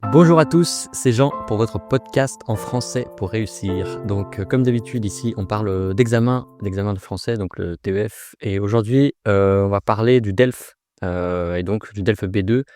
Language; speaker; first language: French; native; French